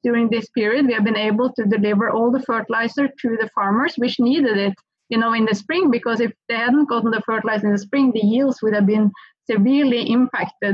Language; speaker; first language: English; non-native, fluent; Norwegian